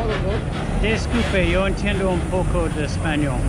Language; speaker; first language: Spanish; non-native, learner; English